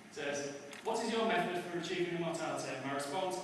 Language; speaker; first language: English; native; English